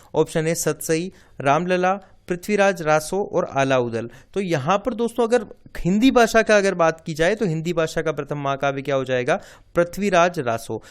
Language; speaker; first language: Hindi; native; Hindi